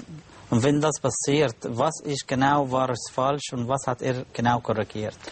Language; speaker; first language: German; non-native, learner; Arabic